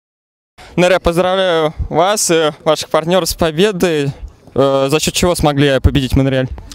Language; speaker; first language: Russian; native; Russian